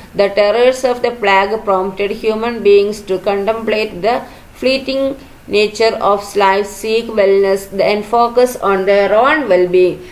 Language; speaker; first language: English; non-native, local second language; Malayalam